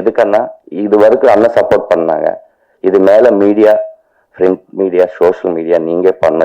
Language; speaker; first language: Tamil; non-native, learner; Telugu